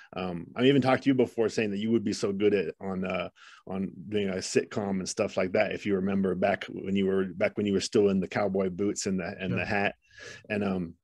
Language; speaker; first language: English; native; English